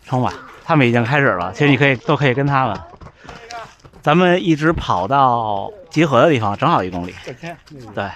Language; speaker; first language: Chinese; native; Chinese